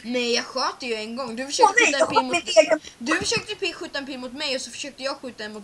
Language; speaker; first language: Swedish; native; Swedish